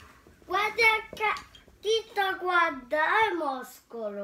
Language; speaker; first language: Italian; early bilingual, other home language; Filipino